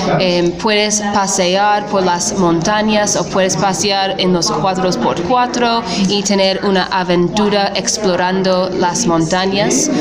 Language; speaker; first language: Spanish; non-native, fluent; English